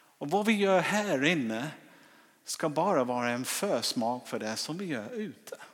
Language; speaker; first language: Swedish; non-native, fluent; English